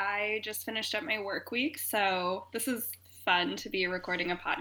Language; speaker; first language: English; native; English